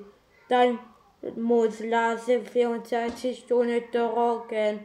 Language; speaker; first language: German; non-native, learner; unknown